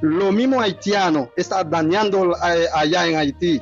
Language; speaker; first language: Spanish; non-native, learner; Haitian Creole